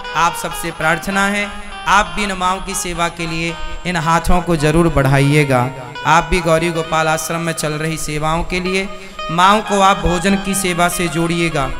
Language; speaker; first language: Hindi; native; Hindi